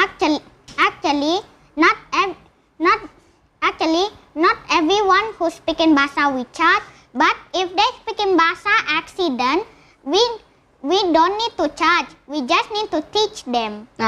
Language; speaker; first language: English; non-native, learner; Indonesian